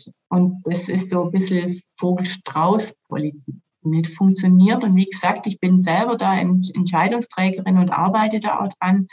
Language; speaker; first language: German; native; German